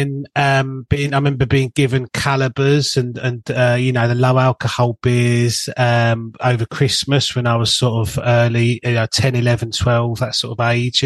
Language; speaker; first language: English; native; English